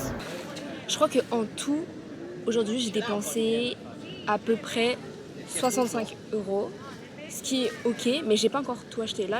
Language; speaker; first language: French; native; French